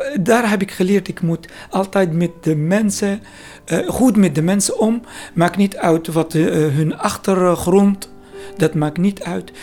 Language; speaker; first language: Dutch; non-native, learner; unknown